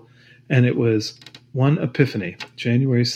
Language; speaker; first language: English; native; English